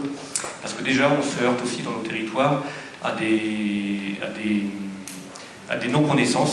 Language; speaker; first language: French; native; French